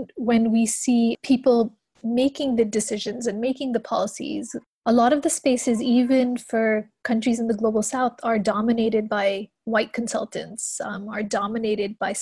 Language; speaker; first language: English; non-native, local second language; Urdu